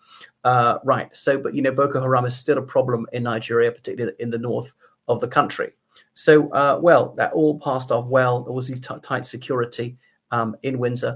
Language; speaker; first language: English; native; English